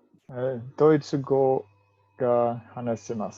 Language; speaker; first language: Japanese; non-native, learner; English